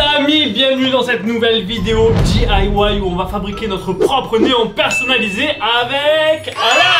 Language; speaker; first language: French; native; French